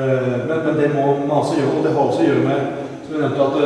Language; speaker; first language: Norwegian; native; Norwegian